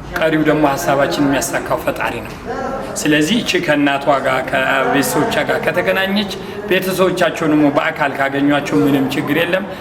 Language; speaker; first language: Amharic; native; Amharic